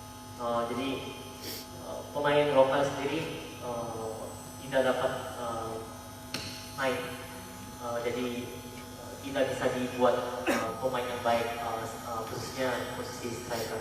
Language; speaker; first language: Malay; non-native, fluent; Korean